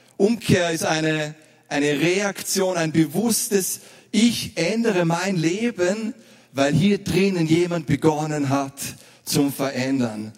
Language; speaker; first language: German; native; German